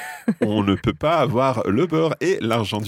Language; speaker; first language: French; non-native, fluent; English